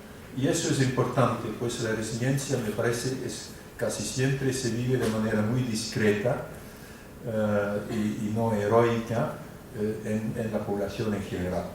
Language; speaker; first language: Spanish; non-native, fluent; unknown